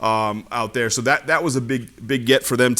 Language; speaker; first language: English; native; English